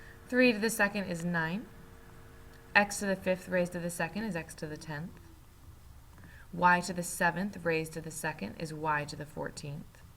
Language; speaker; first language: English; native; English